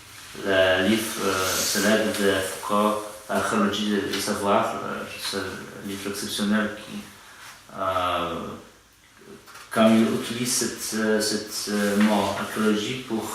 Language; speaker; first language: French; non-native, fluent; Polish